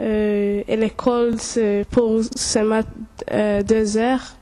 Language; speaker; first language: French; non-native, local second language; Kinyarwanda